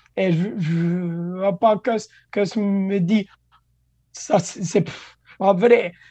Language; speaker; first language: French; non-native, local second language; English